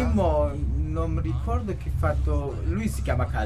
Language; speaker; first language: Italian; non-native, local second language; Kurdish